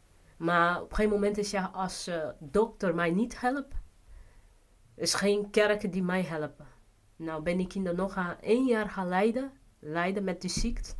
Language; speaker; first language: Dutch; non-native, fluent; Portuguese